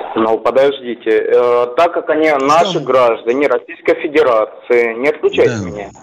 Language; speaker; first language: Russian; native; Russian